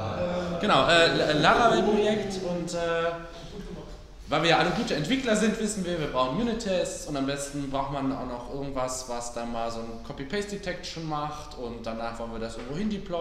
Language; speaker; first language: German; native; German